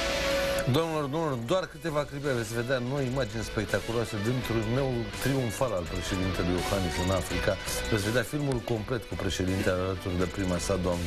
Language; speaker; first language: Romanian; native; Romanian